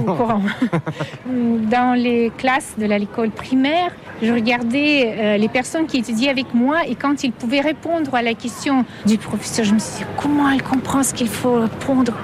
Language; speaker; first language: French; non-native, fluent; Russian